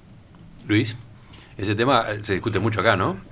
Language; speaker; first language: Spanish; native; Spanish